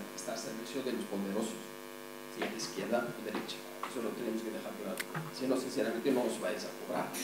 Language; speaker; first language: Spanish; non-native, fluent; Arabic